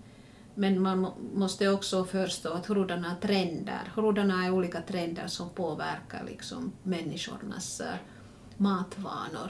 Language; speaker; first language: Swedish; non-native, local second language; Finnish